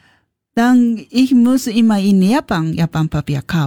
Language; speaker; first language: German; non-native, learner; Japanese